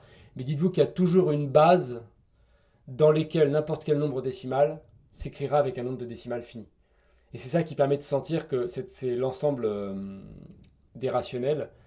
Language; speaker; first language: French; native; French